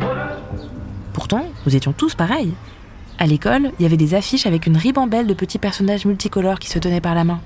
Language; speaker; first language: French; native; French